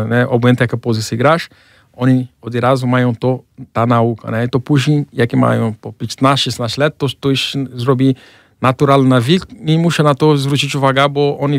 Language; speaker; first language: Polish; non-native, fluent; Portuguese